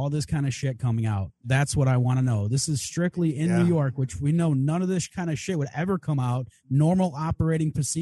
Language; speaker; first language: English; native; English